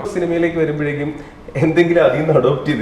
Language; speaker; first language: Malayalam; native; Malayalam